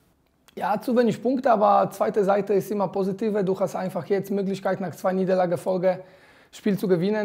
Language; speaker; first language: German; non-native, fluent; Polish